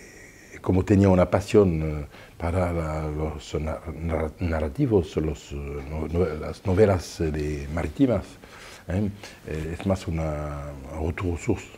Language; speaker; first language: Spanish; non-native, fluent; French